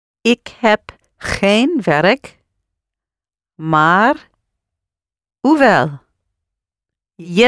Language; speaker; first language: Dutch; non-native, learner; English